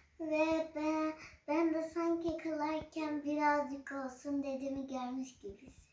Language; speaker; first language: Turkish; early bilingual, other home language; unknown